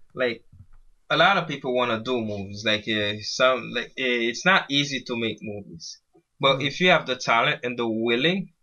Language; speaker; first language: English; early bilingual, other home language; Haitian Creole